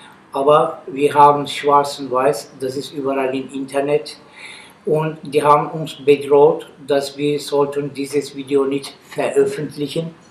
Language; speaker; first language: German; non-native, learner; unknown